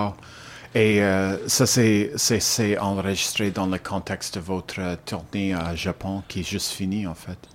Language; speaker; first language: French; non-native, learner; English